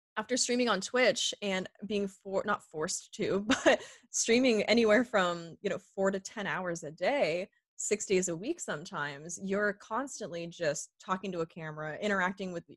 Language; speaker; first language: English; native; English